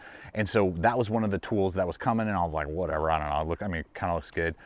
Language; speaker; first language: English; native; English